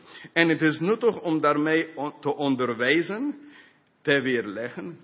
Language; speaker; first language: Dutch; non-native, fluent; English